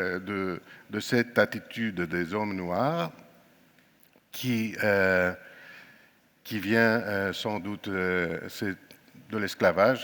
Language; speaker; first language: French; non-native, fluent; Greek